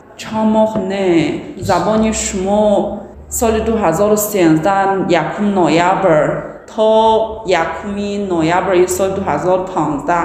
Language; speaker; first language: Persian; non-native, learner; Chinese